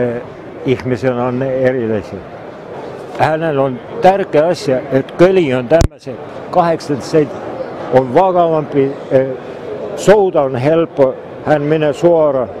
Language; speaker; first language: Finnish; non-native, learner; Estonian